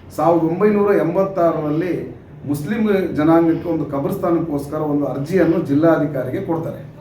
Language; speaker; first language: Kannada; non-native, local second language; Urdu